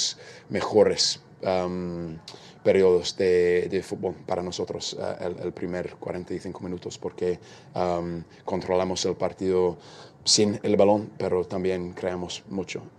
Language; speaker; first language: Spanish; non-native, fluent; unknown